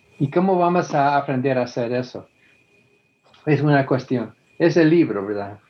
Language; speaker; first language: Spanish; non-native, fluent; English